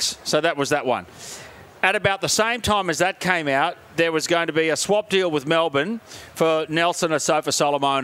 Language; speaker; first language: English; native; English